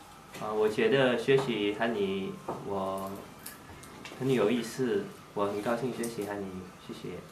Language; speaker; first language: Chinese; non-native, learner; Indonesian